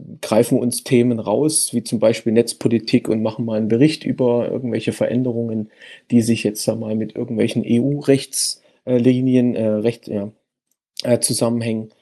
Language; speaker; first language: German; native; German